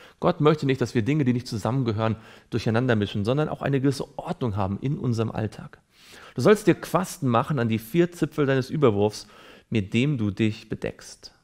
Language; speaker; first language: German; native; German